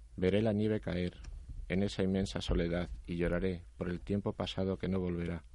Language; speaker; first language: Spanish; native; Spanish